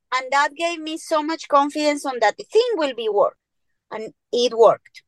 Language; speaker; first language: English; non-native, fluent; Spanish